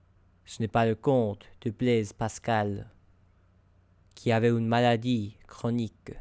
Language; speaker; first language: French; non-native, learner; English